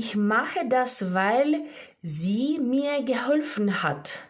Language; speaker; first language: German; non-native, fluent; Ukrainian